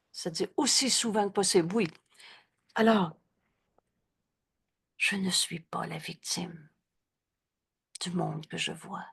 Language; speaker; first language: French; native; French